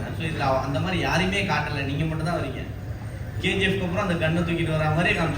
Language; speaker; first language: Tamil; native; Tamil